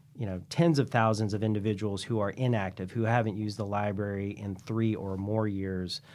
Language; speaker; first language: English; native; English